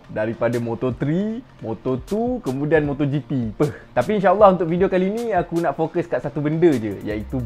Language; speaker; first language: Malay; native; Malay